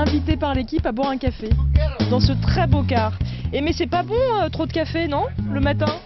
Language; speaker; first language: French; native; French